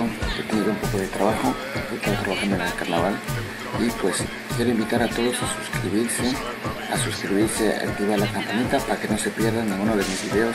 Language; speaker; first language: Spanish; native; Spanish